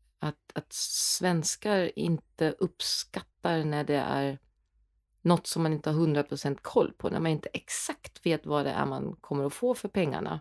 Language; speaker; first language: Swedish; non-native, fluent; German